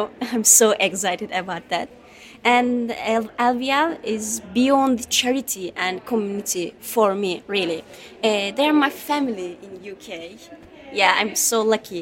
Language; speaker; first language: English; non-native, learner; Turkish